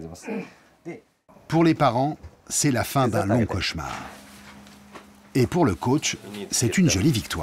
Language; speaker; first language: French; native; French